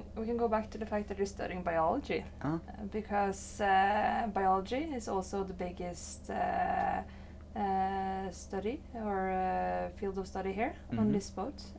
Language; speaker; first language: English; non-native, fluent; Norwegian